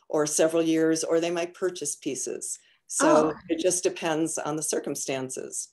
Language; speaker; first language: English; native; English